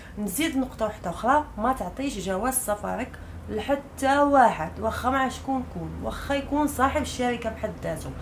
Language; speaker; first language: Arabic; native; Arabic